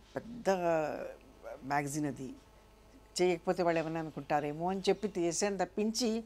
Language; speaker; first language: Telugu; non-native, local second language; Urdu